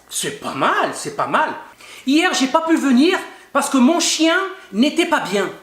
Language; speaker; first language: French; native; French